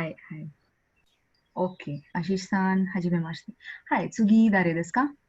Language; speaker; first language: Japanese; non-native, fluent; Marathi